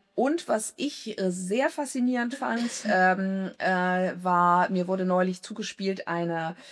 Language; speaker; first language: German; native; German